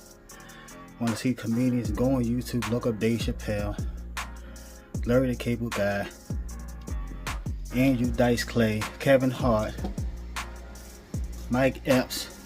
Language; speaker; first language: English; native; English